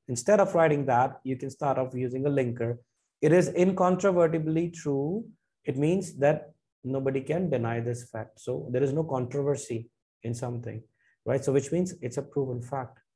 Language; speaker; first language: English; non-native, local second language; Punjabi